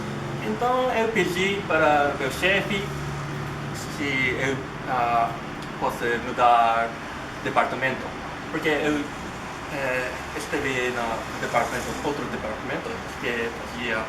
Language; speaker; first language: Portuguese; non-native, learner; Japanese